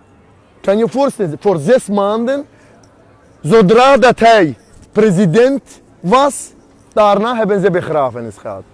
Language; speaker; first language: Dutch; non-native, fluent; Azerbaijani